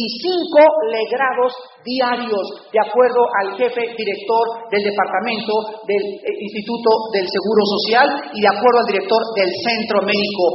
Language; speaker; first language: Spanish; native; Spanish